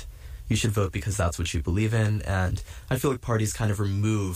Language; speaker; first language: English; native; English